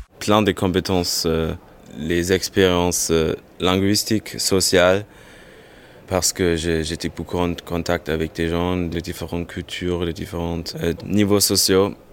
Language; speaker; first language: French; non-native, fluent; German